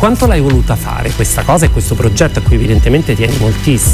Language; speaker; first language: Italian; native; Italian